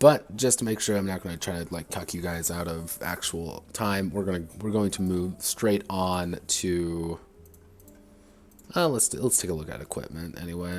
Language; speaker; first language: English; native; English